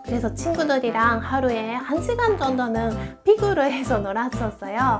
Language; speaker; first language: Korean; non-native, fluent; Japanese